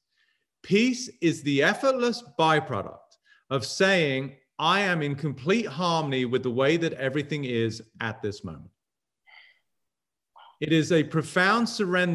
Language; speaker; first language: English; native; English